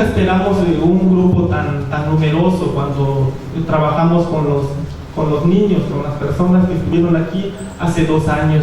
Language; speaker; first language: Spanish; non-native, local second language; Zapotec